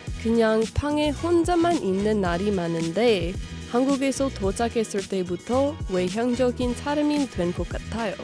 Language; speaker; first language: Korean; non-native, fluent; English